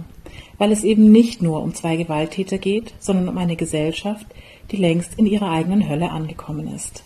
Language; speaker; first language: German; native; German